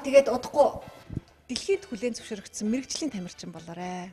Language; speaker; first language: Mongolian; native; Mongolian